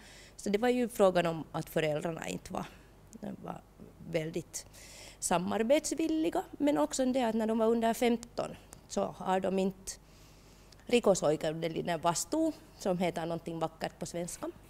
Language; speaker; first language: Swedish; non-native, local second language; Finnish